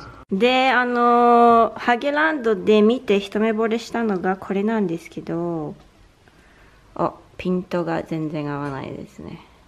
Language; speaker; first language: Japanese; native; Japanese